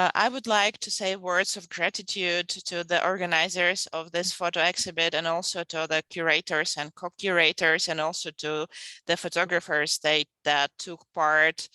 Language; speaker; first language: English; non-native, fluent; Ukrainian